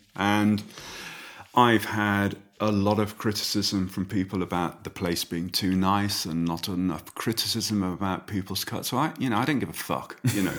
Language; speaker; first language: English; native; English